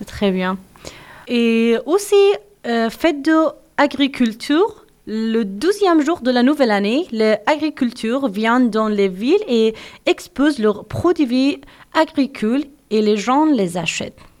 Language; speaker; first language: French; non-native, learner; Persian